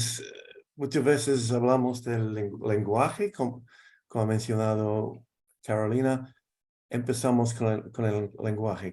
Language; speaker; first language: Spanish; non-native, fluent; English